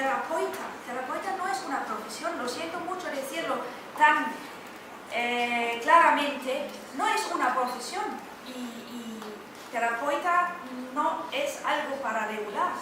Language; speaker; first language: Spanish; non-native, fluent; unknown